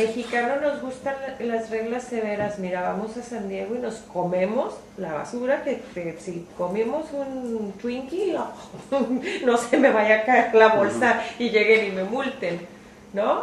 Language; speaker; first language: Spanish; native; Spanish